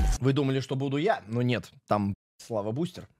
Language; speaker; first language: Russian; native; Russian